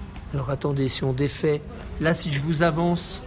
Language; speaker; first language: French; native; French